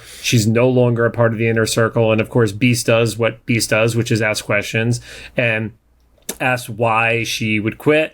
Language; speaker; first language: English; native; English